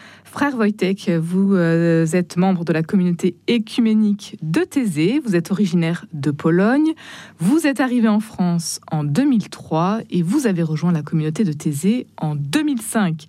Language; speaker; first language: French; native; French